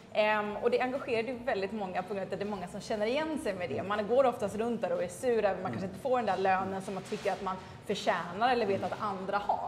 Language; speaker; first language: Swedish; native; Swedish